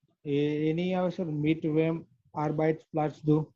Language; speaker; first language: German; non-native, learner; Gujarati